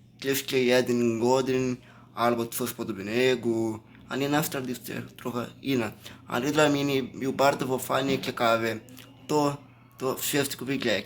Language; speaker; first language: Polish; non-native, learner; Portuguese